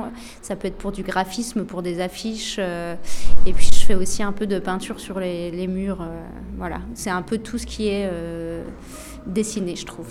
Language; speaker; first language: French; native; French